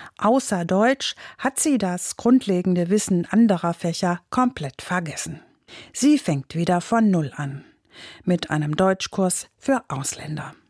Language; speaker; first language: German; native; German